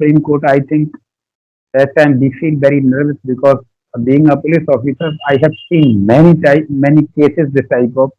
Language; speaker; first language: English; non-native, learner; Hindi